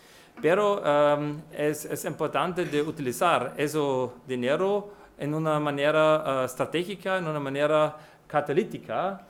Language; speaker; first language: Spanish; non-native, fluent; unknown